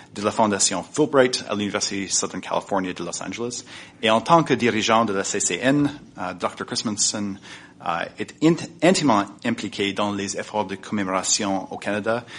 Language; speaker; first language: French; non-native, fluent; English